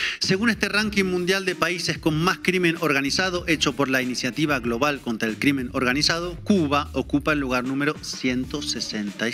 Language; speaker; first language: Spanish; native; Spanish